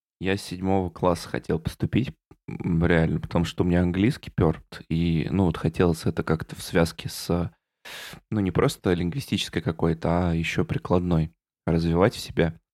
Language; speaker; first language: Russian; native; Russian